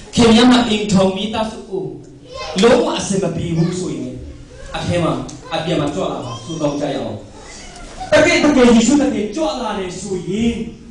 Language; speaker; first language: Burmese; non-native, local second language; Tedim Chin